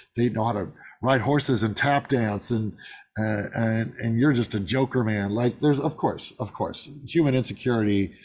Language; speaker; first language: English; native; English